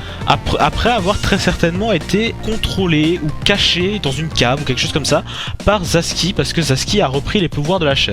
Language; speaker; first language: French; native; French